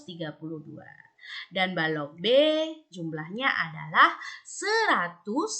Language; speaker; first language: Indonesian; native; Indonesian